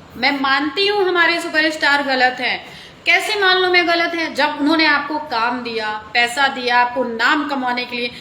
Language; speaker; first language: Hindi; native; Hindi